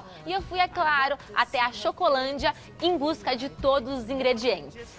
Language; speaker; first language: Portuguese; native; Portuguese